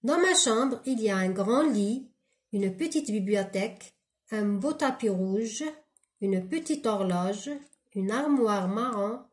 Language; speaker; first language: French; non-native, local second language; Arabic